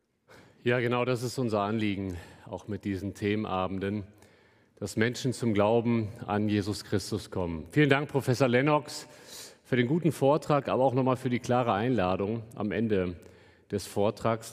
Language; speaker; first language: German; native; German